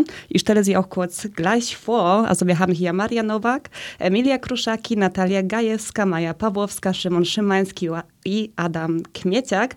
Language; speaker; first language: German; early bilingual, other home language; Polish